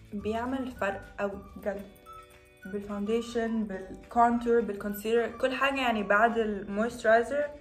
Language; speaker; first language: Arabic; non-native, learner; English